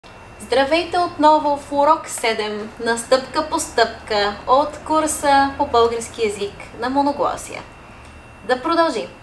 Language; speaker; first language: Bulgarian; non-native, fluent; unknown